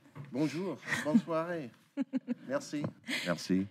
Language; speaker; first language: French; non-native, learner; English